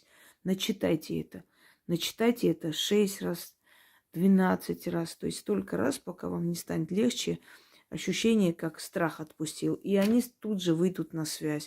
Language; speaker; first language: Russian; native; Russian